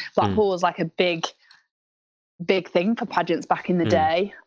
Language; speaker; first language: English; native; English